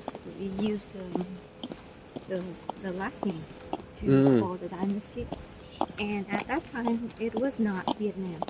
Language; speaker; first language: English; non-native, fluent; Vietnamese